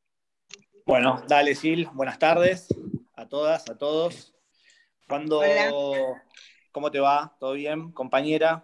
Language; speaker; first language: Spanish; native; Spanish